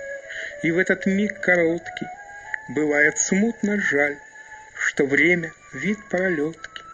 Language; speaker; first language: Russian; native; Russian